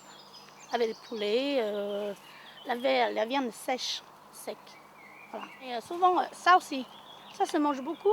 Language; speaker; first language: French; non-native, learner; Hmong